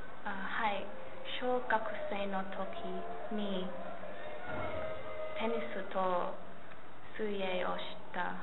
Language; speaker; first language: Japanese; non-native, learner; English